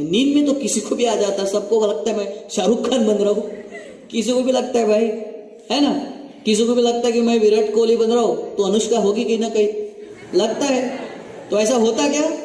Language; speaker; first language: Hindi; non-native, local second language; Marathi